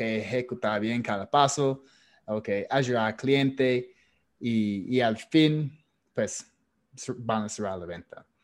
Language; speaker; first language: Spanish; non-native, fluent; English